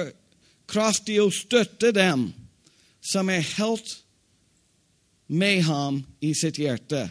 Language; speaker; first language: Swedish; non-native, fluent; English